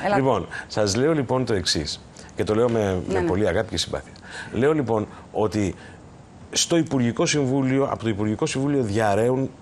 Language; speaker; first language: Greek; native; Greek